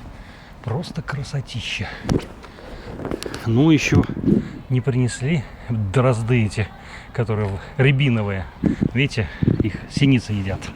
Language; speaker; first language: Russian; native; Russian